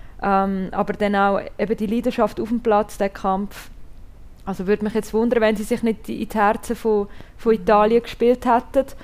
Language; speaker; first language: German; native; German